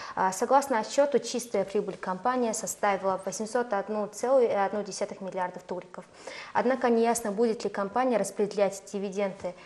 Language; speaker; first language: Russian; non-native, fluent; Mongolian